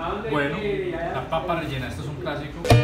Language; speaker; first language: Spanish; native; Spanish